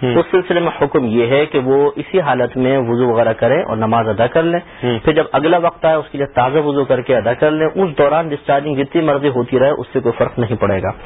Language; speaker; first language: Urdu; native; Urdu